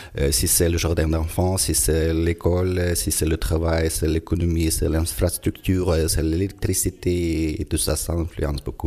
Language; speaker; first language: French; non-native, fluent; Ukrainian